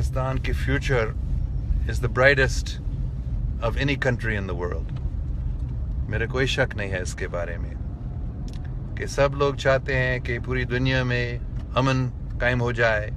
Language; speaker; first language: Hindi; non-native, local second language; English